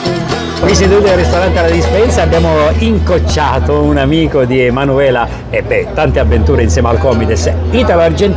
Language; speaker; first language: Italian; native; Italian